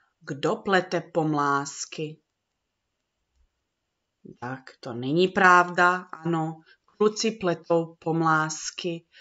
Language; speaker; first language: Czech; early bilingual, heritage; Czech